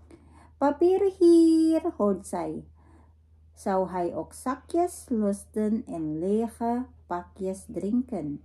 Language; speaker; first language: Dutch; non-native, learner; Filipino